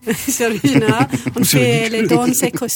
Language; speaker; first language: French; non-native, fluent; English